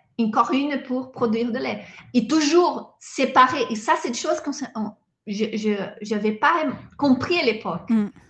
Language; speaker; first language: French; non-native, fluent; Portuguese